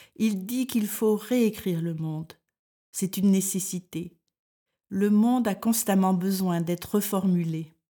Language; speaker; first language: French; native; French